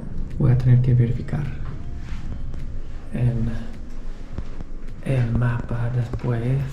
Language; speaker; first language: Spanish; non-native, fluent; English